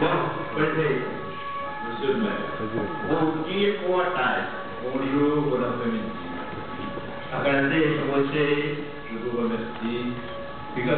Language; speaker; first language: French; non-native, fluent; Portuguese